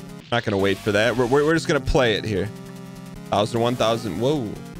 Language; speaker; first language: English; native; English